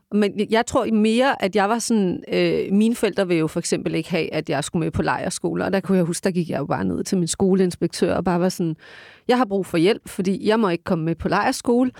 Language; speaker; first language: Danish; early bilingual, other home language; Turkish